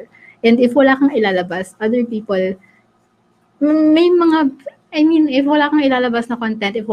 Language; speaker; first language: Filipino; native; Filipino